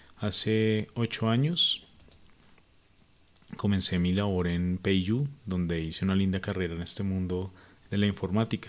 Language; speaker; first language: Spanish; native; Spanish